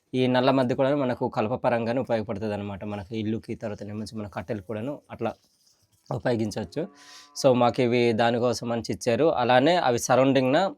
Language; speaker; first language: Telugu; non-native, local second language; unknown